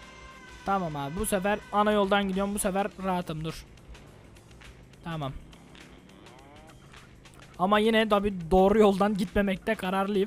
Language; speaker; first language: Turkish; native; Turkish